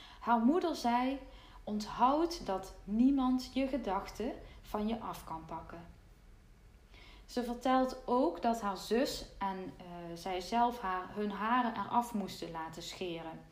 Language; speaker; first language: Dutch; native; Dutch